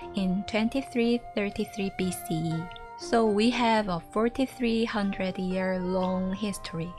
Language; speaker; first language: English; non-native, fluent; Korean